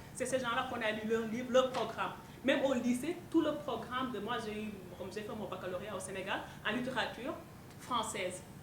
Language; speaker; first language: French; non-native, local second language; Wolof